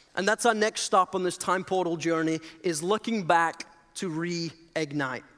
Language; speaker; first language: English; native; English